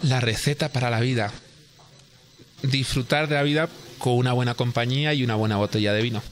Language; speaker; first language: Spanish; native; Spanish